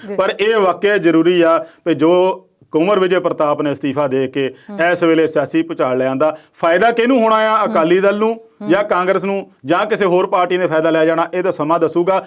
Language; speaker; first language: Punjabi; native; Punjabi